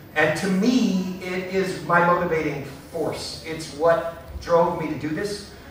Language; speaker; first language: English; native; English